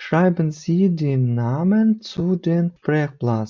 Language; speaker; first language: German; non-native, fluent; Ukrainian